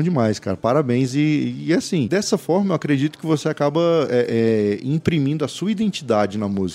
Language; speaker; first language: Portuguese; native; Portuguese